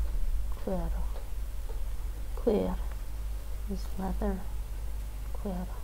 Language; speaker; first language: Spanish; non-native, learner; English